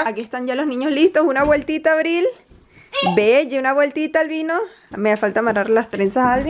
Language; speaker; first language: Spanish; native; Spanish